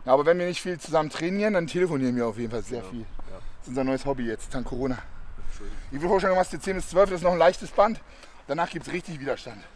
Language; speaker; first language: German; native; German